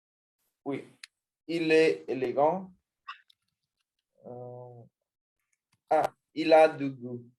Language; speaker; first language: French; non-native, learner; Spanish